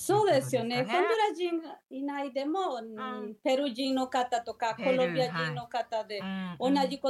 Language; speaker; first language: Japanese; non-native, learner; Spanish